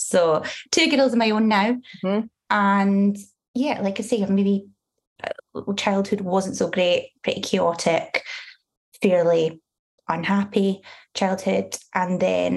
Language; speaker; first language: English; native; English